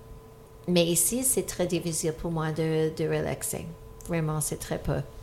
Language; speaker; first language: French; non-native, fluent; English